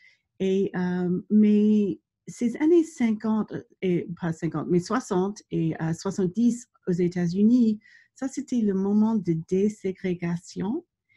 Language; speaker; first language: French; non-native, fluent; English